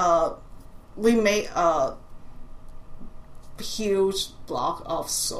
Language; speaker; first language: English; non-native, local second language; Cantonese